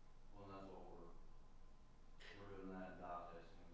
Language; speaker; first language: English; native; English